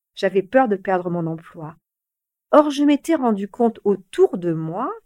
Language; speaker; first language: French; native; French